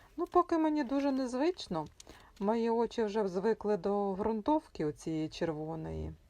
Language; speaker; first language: Ukrainian; native; Ukrainian